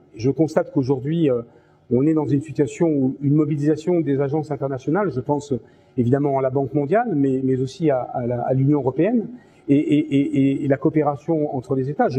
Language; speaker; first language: French; native; French